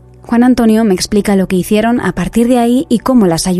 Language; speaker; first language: Spanish; native; Spanish